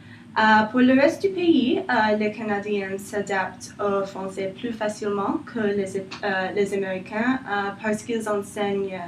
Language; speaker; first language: French; non-native, learner; English